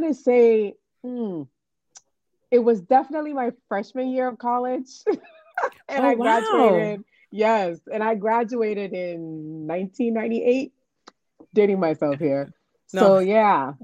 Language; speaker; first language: English; non-native, local second language; Yoruba